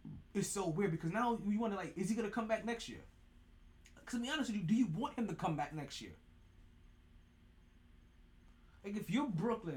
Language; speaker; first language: English; native; English